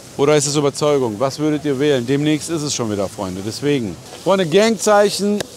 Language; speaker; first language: German; early bilingual, other home language; Persian